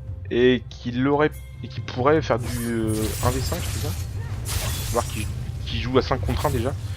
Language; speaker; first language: French; native; French